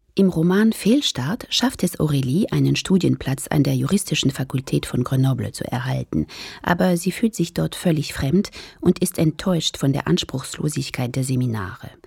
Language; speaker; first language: German; non-native, fluent; French